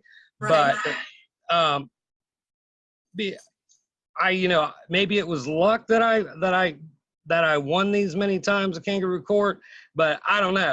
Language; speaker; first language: English; native; English